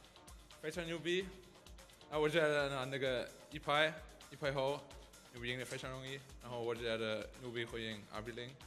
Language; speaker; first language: Chinese; non-native, learner; English